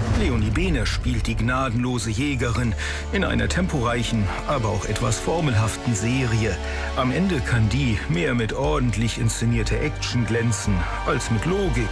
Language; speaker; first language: German; native; German